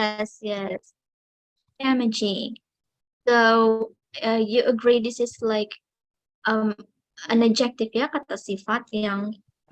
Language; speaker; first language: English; non-native, fluent; Indonesian